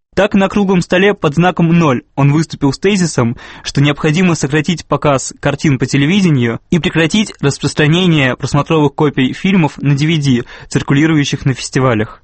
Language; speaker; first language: Russian; native; Russian